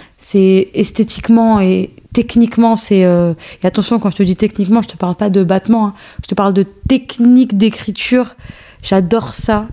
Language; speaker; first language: French; early bilingual, other home language; Arabic